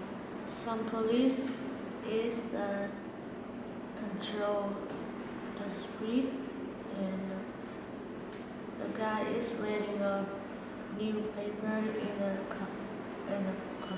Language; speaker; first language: English; non-native, learner; Vietnamese